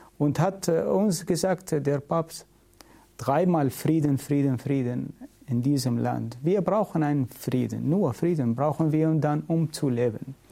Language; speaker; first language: German; non-native, learner; Syriac